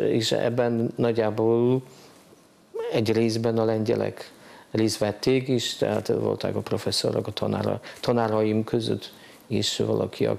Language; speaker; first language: Hungarian; non-native, fluent; Polish